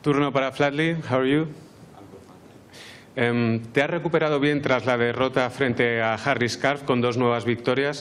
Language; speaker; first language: Spanish; native; Spanish